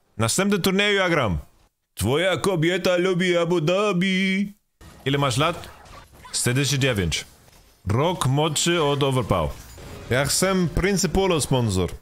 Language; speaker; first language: Polish; non-native, learner; Swedish